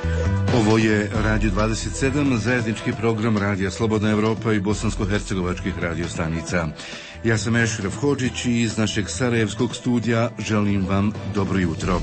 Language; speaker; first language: Croatian; native; Croatian